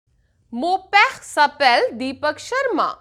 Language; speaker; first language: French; non-native, fluent; Hindi